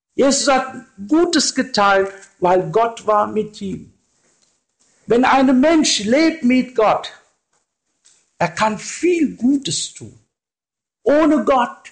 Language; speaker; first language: German; non-native, learner; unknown